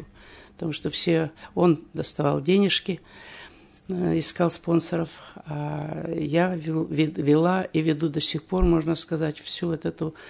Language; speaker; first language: Russian; native; Russian